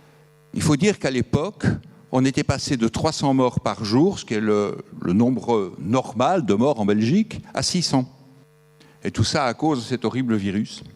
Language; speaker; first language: French; native; French